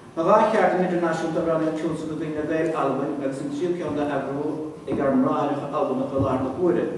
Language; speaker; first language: Irish; native; Irish